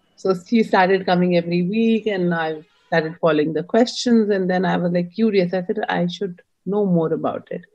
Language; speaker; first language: English; non-native, local second language; Hindi